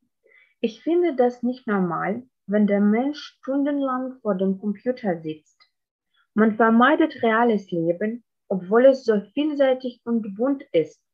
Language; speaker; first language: German; non-native, fluent; Russian